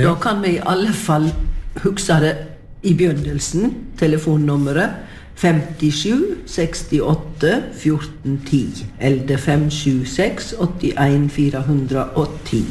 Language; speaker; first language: Norwegian; native; Norwegian